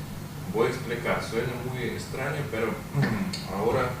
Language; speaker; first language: Spanish; non-native, fluent; Russian